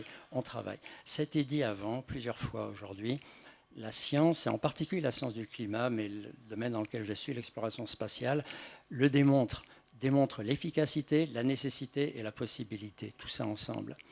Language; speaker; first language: French; native; French